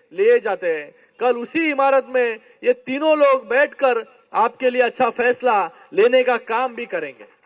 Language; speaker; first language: Hindi; non-native, local second language; Marathi